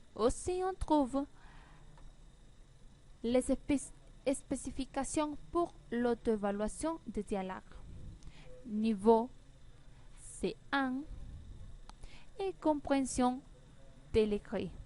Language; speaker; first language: French; non-native, learner; Spanish